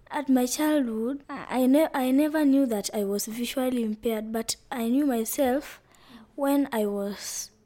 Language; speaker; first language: English; non-native, local second language; Luyia